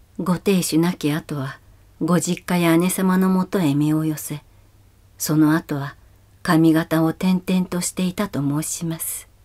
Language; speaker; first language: Japanese; native; Japanese